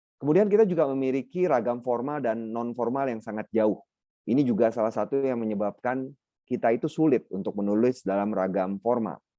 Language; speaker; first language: Indonesian; non-native, local second language; Minangkabau